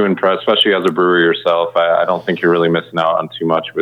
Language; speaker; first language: English; native; English